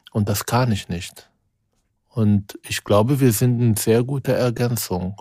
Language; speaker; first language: German; non-native, fluent; Arabic